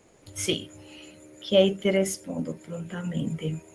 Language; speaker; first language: Spanish; non-native, fluent; Portuguese